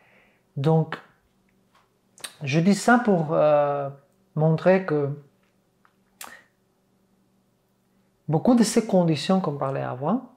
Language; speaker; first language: French; non-native, fluent; Catalan